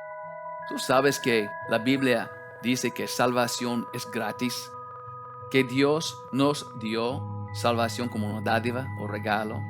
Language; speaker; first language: Spanish; non-native, learner; English